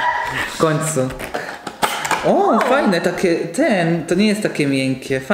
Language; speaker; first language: Polish; native; Polish